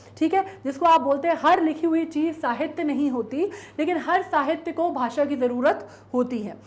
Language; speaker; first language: Hindi; native; Hindi